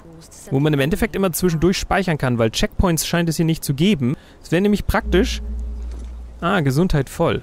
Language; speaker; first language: German; native; German